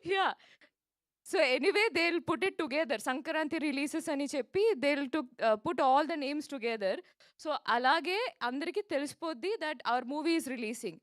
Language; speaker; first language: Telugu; non-native, local second language; Malayalam